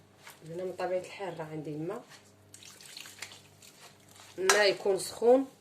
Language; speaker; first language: Arabic; native; Arabic